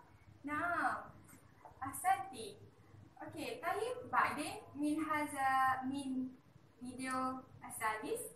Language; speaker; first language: Arabic; non-native, learner; Malay